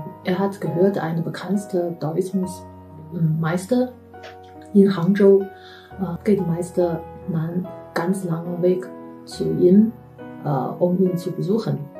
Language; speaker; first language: German; non-native, fluent; Chinese